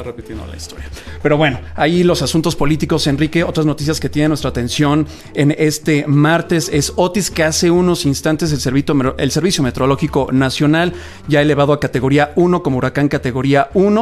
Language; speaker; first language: Spanish; native; Spanish